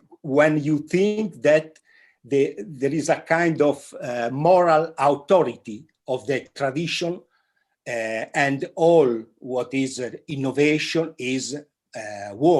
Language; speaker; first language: English; non-native, fluent; Italian